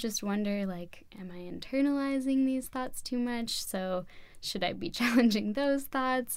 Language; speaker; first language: English; native; English